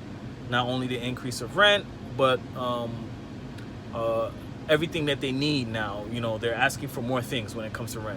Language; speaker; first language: English; native; English